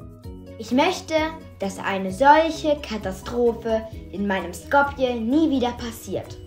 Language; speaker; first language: German; non-native, fluent; Macedonian